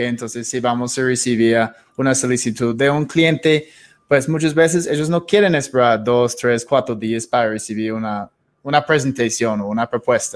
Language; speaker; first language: Spanish; non-native, fluent; English